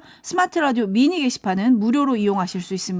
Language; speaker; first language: Korean; native; Korean